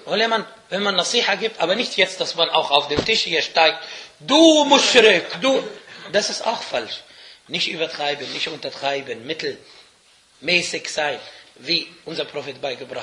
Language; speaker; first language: German; non-native, fluent; Arabic